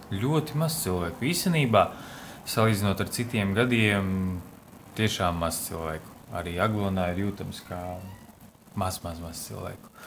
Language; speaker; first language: Latvian; native; Latvian